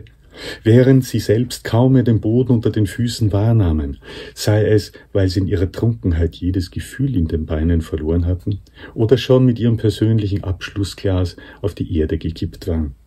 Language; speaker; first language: German; native; German